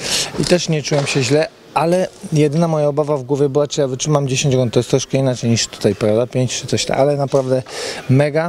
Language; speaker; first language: Polish; native; Polish